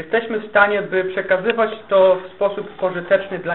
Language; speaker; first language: Polish; native; Polish